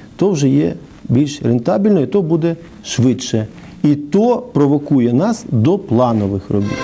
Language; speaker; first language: Ukrainian; native; Ukrainian